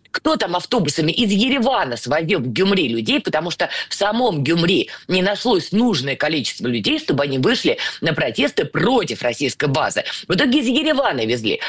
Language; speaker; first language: Russian; native; Russian